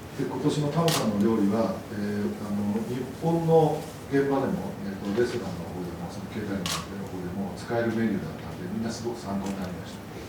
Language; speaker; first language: Japanese; native; Japanese